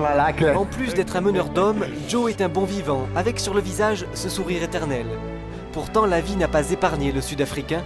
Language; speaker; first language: French; native; French